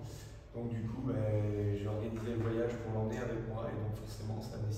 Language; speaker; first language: French; native; French